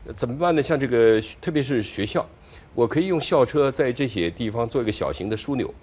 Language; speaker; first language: Chinese; native; Chinese